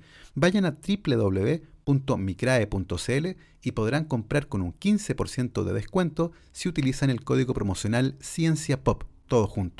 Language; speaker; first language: Spanish; native; Spanish